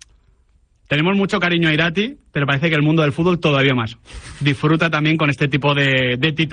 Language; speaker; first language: Spanish; native; Spanish